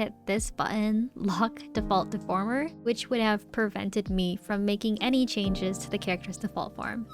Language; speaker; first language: English; native; English